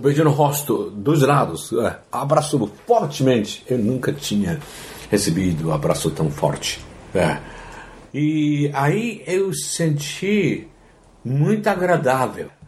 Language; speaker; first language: Portuguese; non-native, learner; Japanese